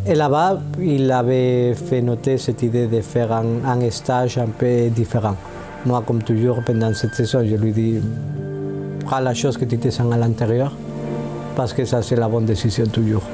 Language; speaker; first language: French; non-native, fluent; Italian